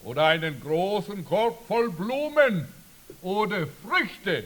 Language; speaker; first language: German; early bilingual, heritage; German